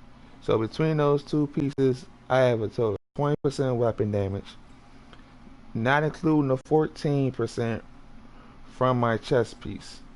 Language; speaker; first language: English; native; English